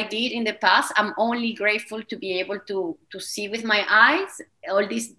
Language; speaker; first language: English; non-native, fluent; Spanish